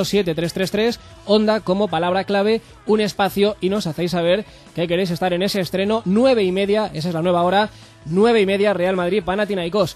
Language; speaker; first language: Spanish; native; Spanish